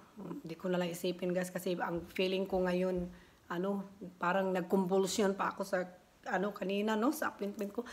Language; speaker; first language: Filipino; non-native, local second language; Cebuano